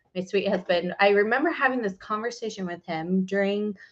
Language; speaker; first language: English; native; English